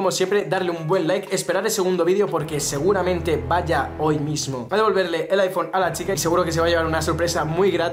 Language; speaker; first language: Spanish; native; Spanish